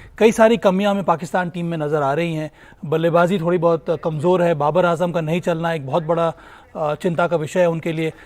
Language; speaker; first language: Hindi; native; Hindi